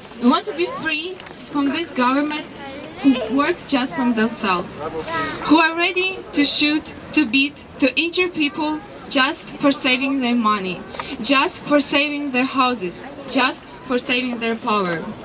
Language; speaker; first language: English; non-native, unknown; Ukrainian